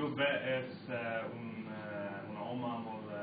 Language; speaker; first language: Catalan; non-native, learner; Swedish